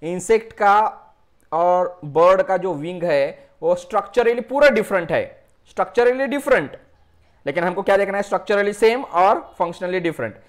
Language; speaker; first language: Hindi; non-native, local second language; Marathi